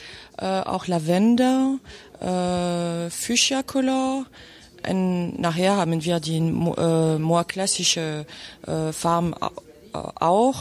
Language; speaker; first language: German; non-native, fluent; French